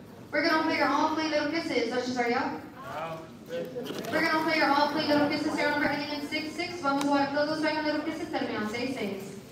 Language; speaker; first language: English; native; English